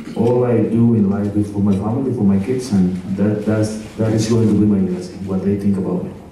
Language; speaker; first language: English; non-native, fluent; Spanish